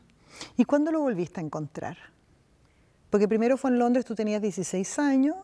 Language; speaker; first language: Spanish; native; Spanish